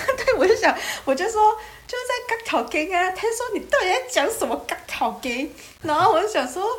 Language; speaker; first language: Chinese; native; Chinese